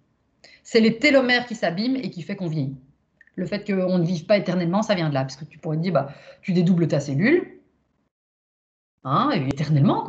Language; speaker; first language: French; native; French